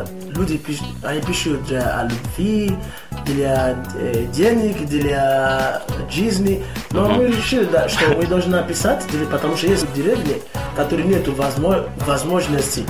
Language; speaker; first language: Russian; non-native, learner; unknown